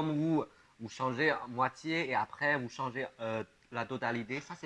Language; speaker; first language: French; non-native, fluent; Chinese